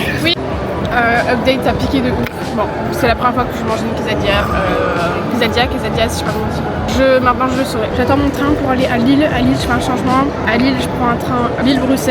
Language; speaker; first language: French; native; French